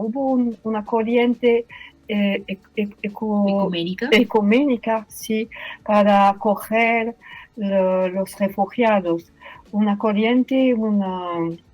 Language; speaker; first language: Spanish; non-native, fluent; French